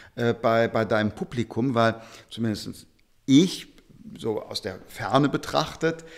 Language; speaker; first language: German; native; German